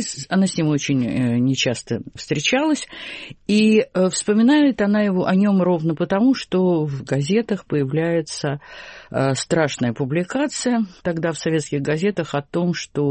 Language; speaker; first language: Russian; native; Russian